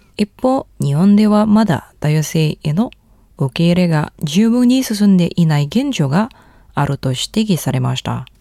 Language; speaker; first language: Japanese; non-native, fluent; Indonesian